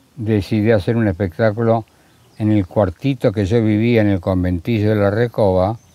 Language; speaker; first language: Spanish; native; Spanish